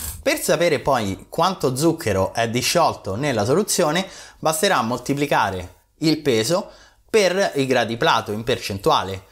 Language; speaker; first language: Italian; native; Italian